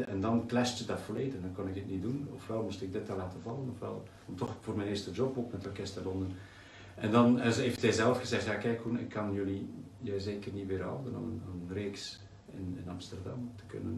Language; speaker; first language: Dutch; native; Dutch